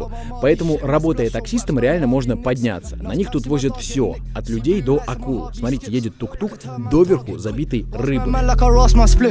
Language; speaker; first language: Russian; native; Russian